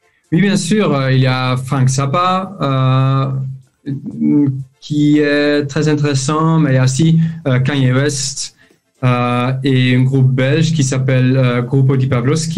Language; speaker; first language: French; non-native, local second language; Dutch